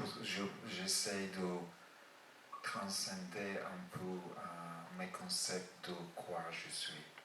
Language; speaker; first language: French; non-native, fluent; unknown